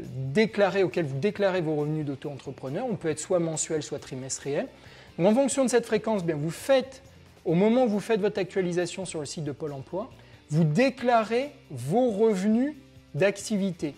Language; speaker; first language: French; native; French